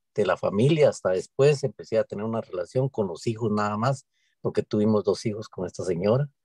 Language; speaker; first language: Spanish; native; Spanish